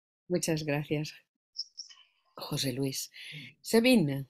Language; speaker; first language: Spanish; native; Spanish